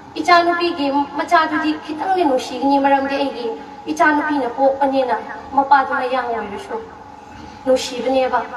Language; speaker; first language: Manipuri; non-native, local second language; Tangkhul Naga (India)